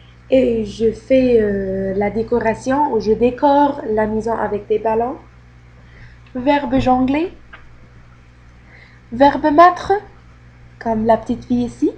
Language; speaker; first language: French; non-native, fluent; Arabic